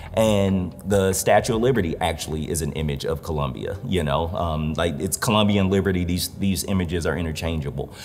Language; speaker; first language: English; native; English